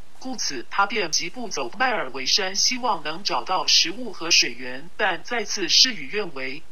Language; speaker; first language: Chinese; non-native, local second language; Cantonese